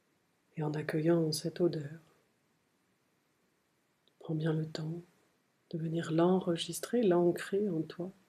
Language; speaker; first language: French; native; French